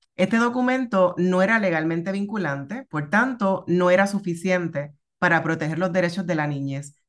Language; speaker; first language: Spanish; native; Spanish